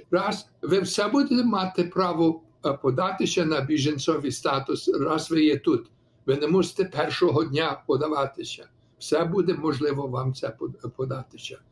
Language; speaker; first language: Ukrainian; early bilingual, heritage; Ukrainian